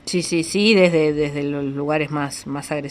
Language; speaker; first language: Spanish; native; Spanish